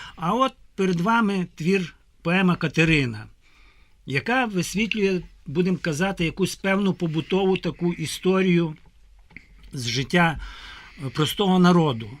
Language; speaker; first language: Ukrainian; native; Ukrainian